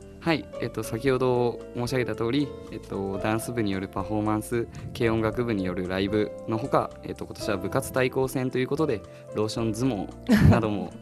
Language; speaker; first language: Japanese; native; Japanese